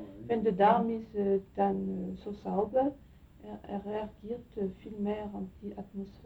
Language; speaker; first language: German; non-native, learner; French